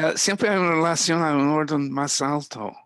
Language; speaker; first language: Spanish; non-native, fluent; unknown